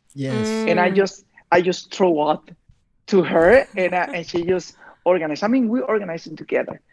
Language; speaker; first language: English; non-native, fluent; Spanish